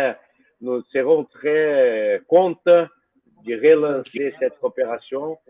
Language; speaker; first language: French; non-native, fluent; Portuguese